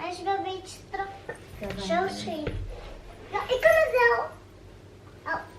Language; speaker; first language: Dutch; early bilingual, other home language; Turkish